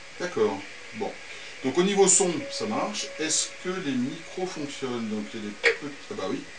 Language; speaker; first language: French; native; French